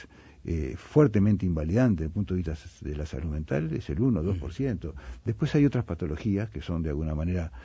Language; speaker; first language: Spanish; native; Spanish